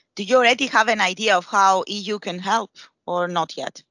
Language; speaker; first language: English; non-native, fluent; Greek